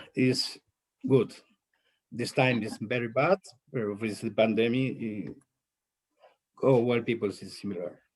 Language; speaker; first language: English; non-native, learner; Spanish